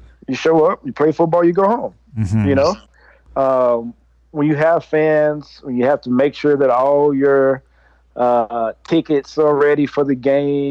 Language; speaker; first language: English; native; English